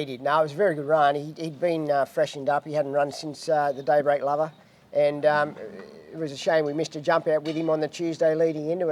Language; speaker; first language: English; native; English